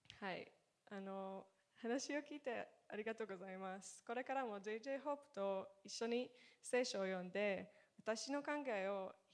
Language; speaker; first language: Japanese; non-native, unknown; Hebrew